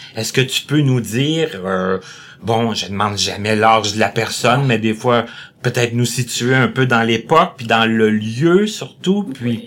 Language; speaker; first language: French; native; French